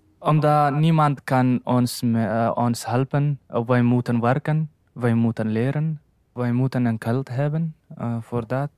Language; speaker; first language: Dutch; non-native, learner; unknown